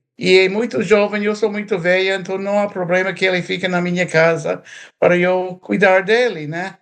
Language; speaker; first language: Portuguese; non-native, fluent; English